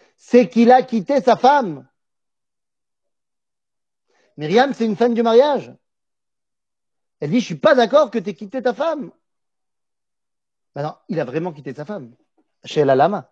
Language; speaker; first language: French; native; French